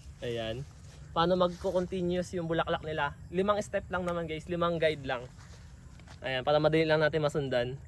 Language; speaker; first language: Filipino; native; Filipino